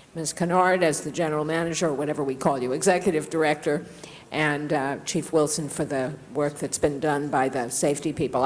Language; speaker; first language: English; native; English